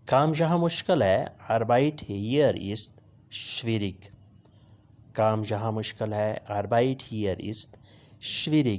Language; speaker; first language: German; non-native, learner; Urdu